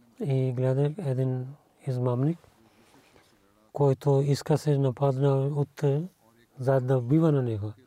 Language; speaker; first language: Bulgarian; non-native, learner; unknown